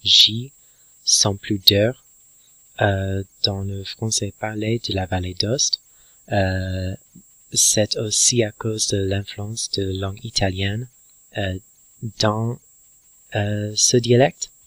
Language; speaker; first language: French; non-native, learner; English